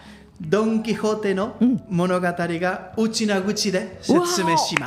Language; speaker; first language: Japanese; non-native, learner; Catalan